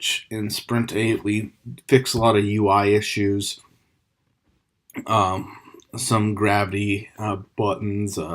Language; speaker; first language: English; native; English